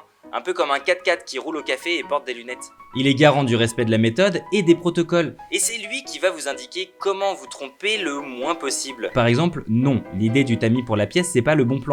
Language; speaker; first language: French; native; French